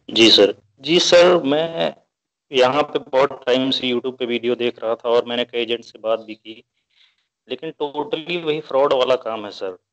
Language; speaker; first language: Hindi; native; Hindi